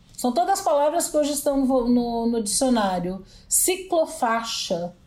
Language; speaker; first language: Portuguese; native; Portuguese